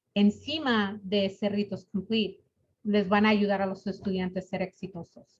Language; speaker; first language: Spanish; early bilingual, other home language; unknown